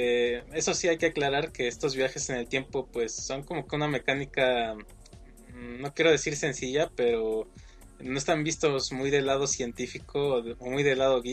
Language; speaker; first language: Spanish; native; Spanish